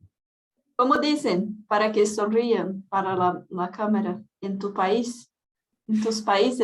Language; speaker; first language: Spanish; non-native, fluent; Portuguese